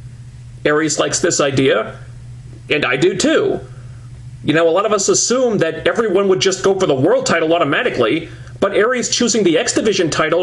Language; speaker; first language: English; native; English